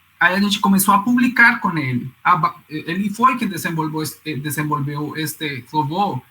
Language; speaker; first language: Portuguese; non-native, fluent; Spanish